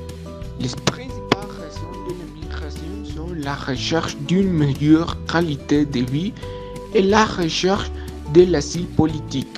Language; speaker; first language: French; non-native, learner; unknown